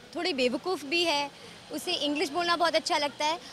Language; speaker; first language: Hindi; native; Hindi